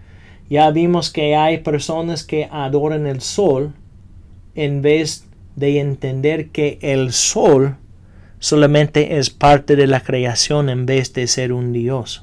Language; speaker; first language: Spanish; non-native, fluent; English